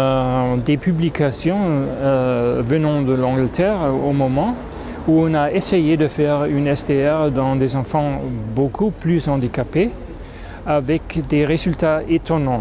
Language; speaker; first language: French; non-native, fluent; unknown